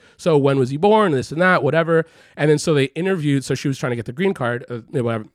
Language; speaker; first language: English; native; English